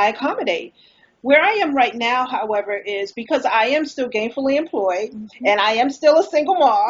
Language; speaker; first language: English; native; English